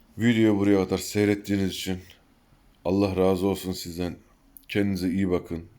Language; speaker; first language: Turkish; early bilingual, heritage; Turkish